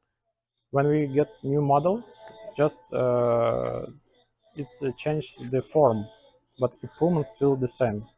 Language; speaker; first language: English; non-native, learner; Ukrainian